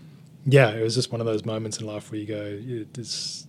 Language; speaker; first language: English; native; English